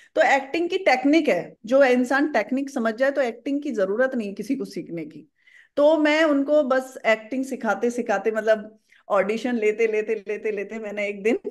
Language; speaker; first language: Hindi; native; Hindi